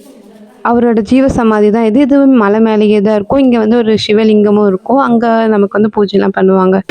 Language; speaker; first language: Tamil; native; Tamil